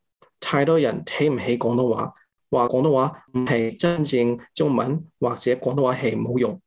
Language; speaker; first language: Cantonese; early bilingual, heritage; English